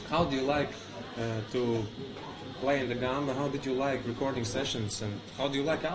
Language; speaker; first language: English; non-native, fluent; Latvian